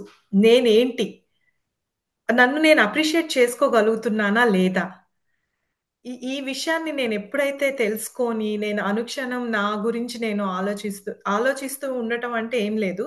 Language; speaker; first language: Telugu; native; Telugu